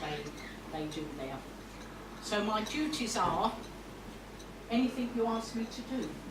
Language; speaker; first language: English; native; English